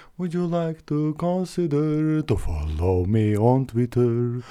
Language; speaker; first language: English; non-native, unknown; Turkish